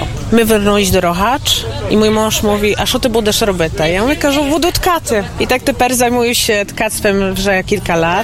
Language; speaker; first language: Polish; non-native, local second language; Ukrainian